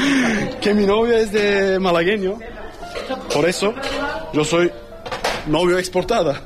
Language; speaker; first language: Spanish; non-native, learner; Turkish